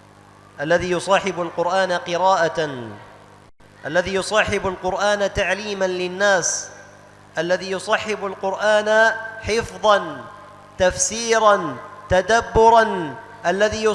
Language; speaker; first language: Arabic; native; Arabic